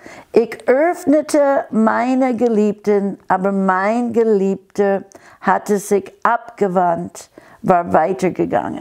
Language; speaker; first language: German; non-native, fluent; English